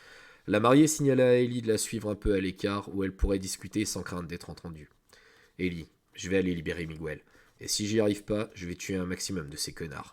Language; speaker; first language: French; native; French